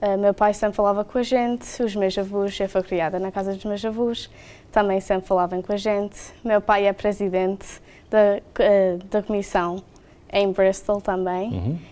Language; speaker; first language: Portuguese; early bilingual, heritage; Portuguese